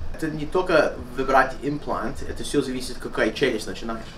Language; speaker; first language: Russian; early bilingual, heritage; Russian